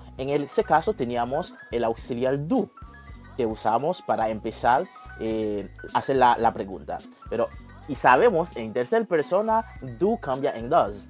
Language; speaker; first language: Spanish; non-native, fluent; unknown